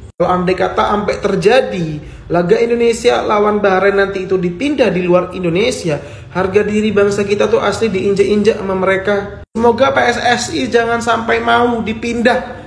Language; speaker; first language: Indonesian; native; Indonesian